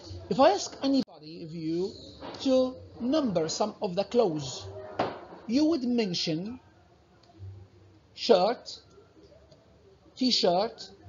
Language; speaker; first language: English; non-native, fluent; Arabic